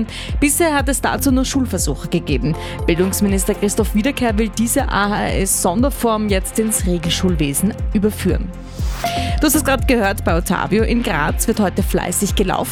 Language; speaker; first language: German; native; German